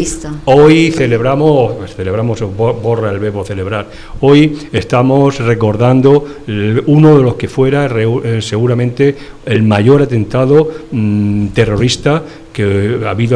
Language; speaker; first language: Spanish; native; Spanish